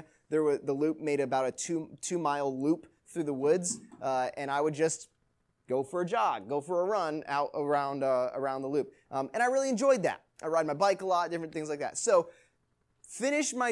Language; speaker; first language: English; native; English